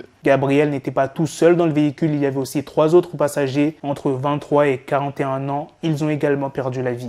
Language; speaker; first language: French; native; French